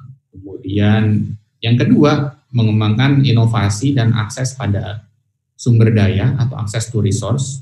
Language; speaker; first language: Indonesian; native; Indonesian